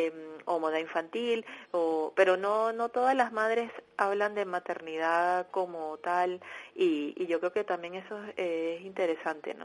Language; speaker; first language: Spanish; native; Spanish